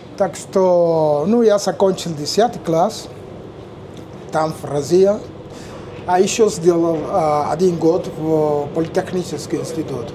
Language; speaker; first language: Russian; non-native, learner; Spanish